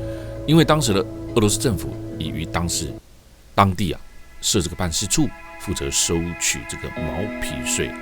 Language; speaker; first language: Chinese; native; Chinese